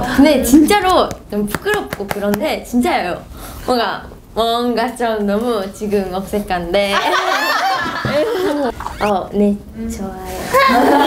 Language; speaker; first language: Korean; non-native, fluent; Japanese